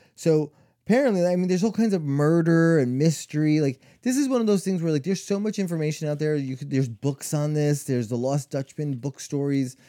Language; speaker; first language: English; native; English